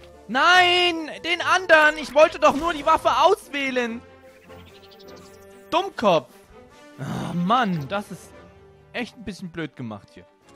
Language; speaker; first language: German; native; German